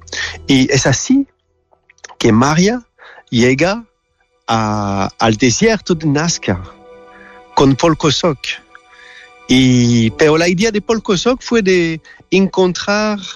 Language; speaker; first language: Spanish; non-native, learner; French